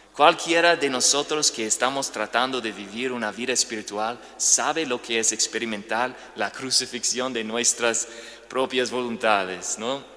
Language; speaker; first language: Spanish; non-native, fluent; English